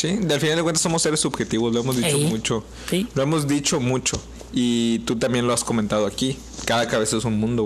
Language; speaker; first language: Spanish; native; Spanish